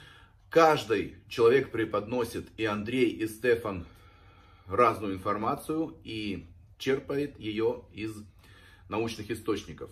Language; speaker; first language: Russian; native; Russian